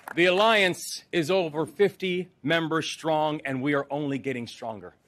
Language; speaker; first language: English; native; English